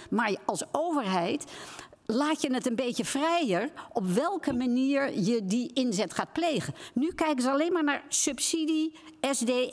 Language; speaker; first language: Dutch; native; Dutch